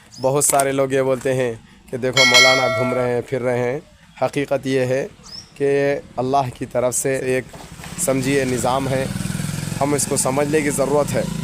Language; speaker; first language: Urdu; native; Urdu